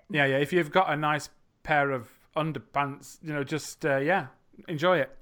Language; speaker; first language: English; native; English